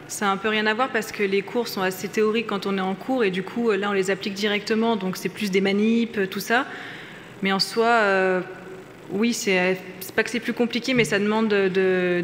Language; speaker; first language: French; native; French